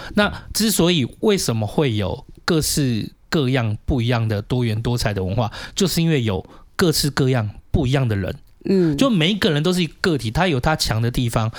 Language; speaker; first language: Chinese; native; Chinese